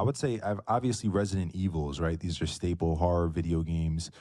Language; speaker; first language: English; native; English